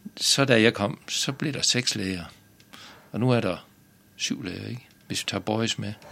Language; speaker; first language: Danish; native; Danish